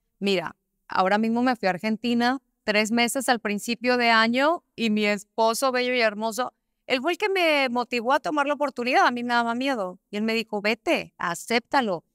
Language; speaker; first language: Spanish; native; Spanish